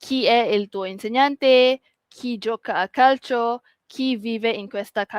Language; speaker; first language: Italian; non-native, fluent; Malay